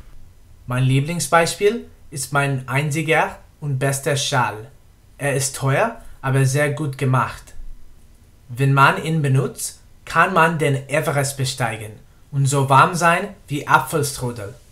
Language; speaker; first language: German; non-native, learner; English